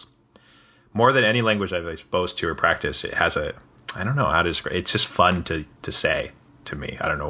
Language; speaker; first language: English; native; English